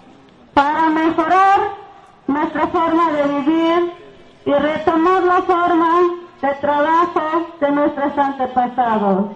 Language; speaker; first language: Spanish; non-native, local second language; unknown